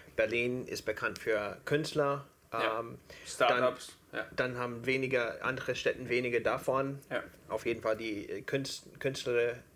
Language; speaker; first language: German; non-native, fluent; English